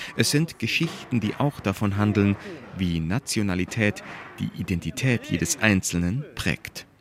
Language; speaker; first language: German; native; German